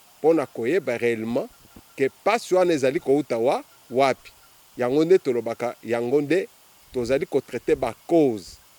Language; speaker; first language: Lingala; non-native, local second language; Kongo